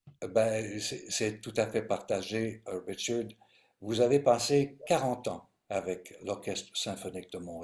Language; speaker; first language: French; native; French